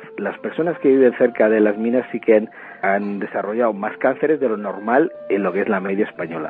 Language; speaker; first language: Spanish; native; Spanish